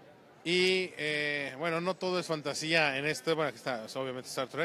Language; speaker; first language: Spanish; native; Spanish